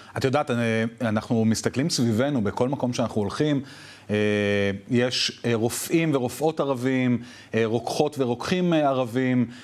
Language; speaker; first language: Hebrew; native; Hebrew